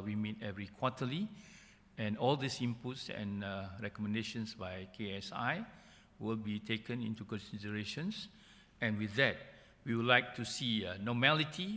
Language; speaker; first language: English; non-native, local second language; Malay